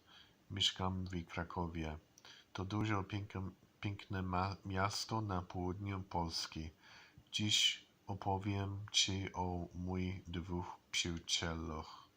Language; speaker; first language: Polish; non-native, learner; English